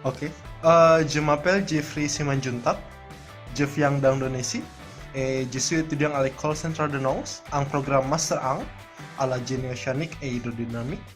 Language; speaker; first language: French; non-native, learner; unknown